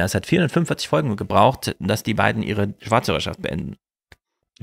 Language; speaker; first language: German; native; German